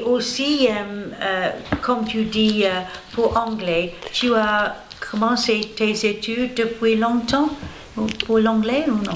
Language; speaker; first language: French; non-native, learner; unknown